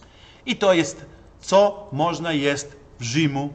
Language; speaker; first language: Polish; non-native, learner; Italian